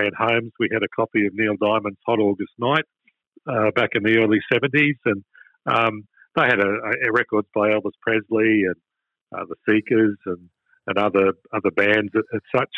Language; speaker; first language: English; native; English